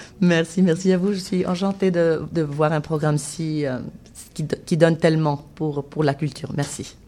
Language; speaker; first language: French; non-native, fluent; Spanish